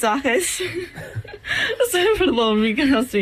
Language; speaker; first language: Spanish; non-native, learner; English